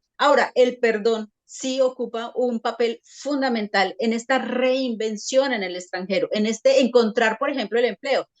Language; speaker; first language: Spanish; native; Spanish